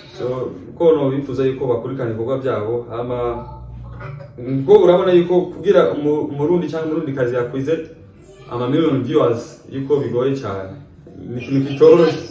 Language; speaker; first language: Rundi; early bilingual, heritage; Rundi